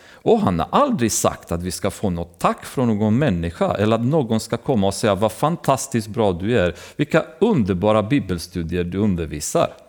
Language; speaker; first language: Swedish; non-native, fluent; Romanian